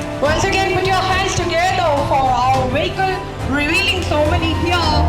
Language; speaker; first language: English; non-native, local second language; Malayalam